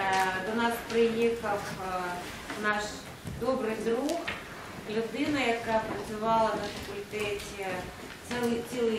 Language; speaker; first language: Ukrainian; non-native, local second language; Russian